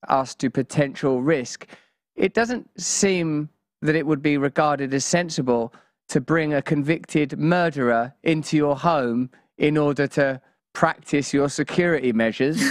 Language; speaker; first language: English; native; English